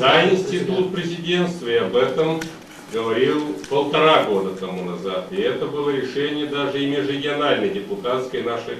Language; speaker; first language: Russian; native; Russian